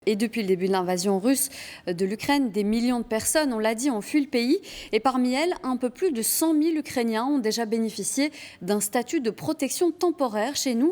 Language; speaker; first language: French; native; French